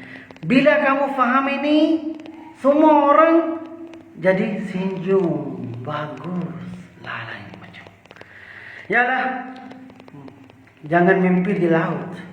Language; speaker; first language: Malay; non-native, learner; Urdu